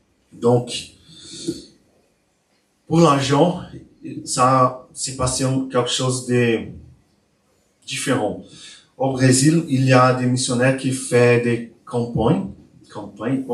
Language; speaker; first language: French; non-native, learner; Portuguese